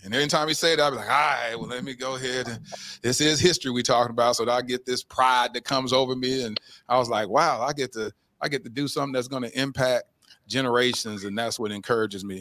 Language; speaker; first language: English; native; English